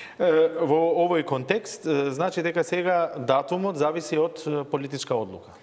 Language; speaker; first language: Macedonian; non-native, local second language; Albanian